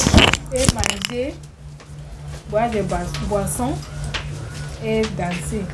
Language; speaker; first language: French; non-native, learner; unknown